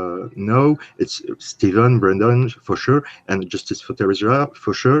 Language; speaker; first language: English; non-native, learner; French